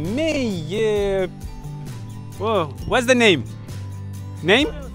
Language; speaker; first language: English; non-native, fluent; Romanian